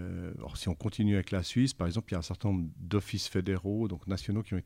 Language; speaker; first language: French; native; French